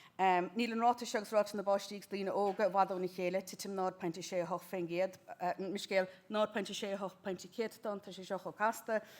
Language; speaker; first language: Irish; native; Irish